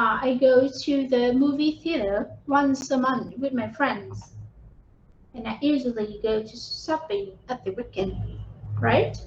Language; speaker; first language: English; non-native, fluent; Vietnamese